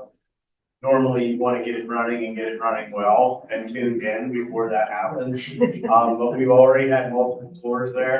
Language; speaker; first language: English; native; English